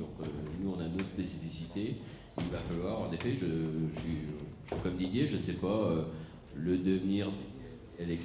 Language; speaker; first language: French; native; French